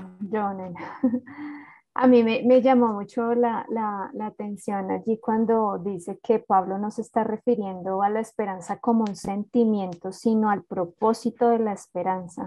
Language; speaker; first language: Spanish; native; Spanish